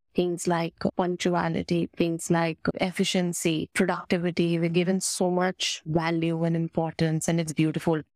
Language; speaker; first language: English; non-native, local second language; Hindi